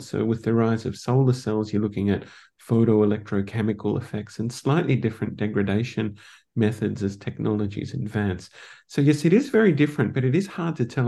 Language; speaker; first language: English; native; English